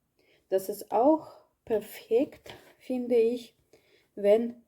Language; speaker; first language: German; non-native, learner; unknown